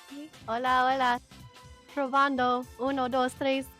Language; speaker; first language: Spanish; non-native, learner; English